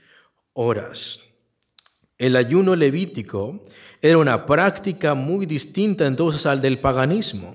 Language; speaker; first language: Spanish; native; Spanish